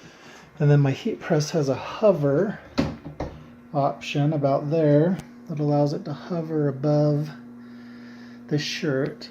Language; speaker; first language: English; native; English